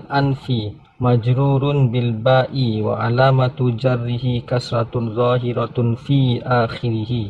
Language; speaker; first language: Arabic; non-native, learner; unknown